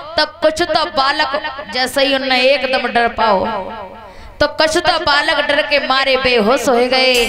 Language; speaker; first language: Hindi; native; Hindi